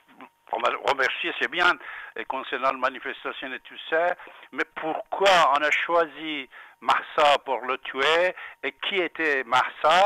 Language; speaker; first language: French; non-native, fluent; Persian